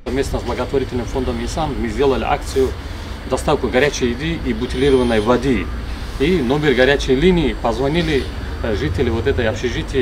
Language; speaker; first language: Russian; non-native, local second language; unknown